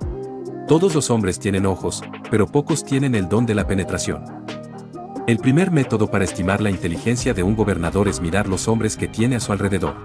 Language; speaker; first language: Spanish; native; Spanish